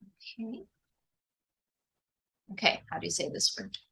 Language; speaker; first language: English; non-native, fluent; Chinese